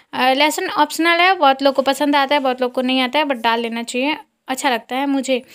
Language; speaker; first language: Hindi; non-native, local second language; Bhojpuri